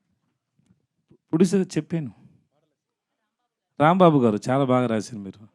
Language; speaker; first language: Telugu; non-native, learner; Tamil